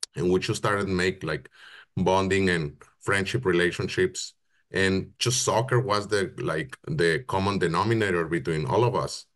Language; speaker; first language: English; non-native, fluent; Spanish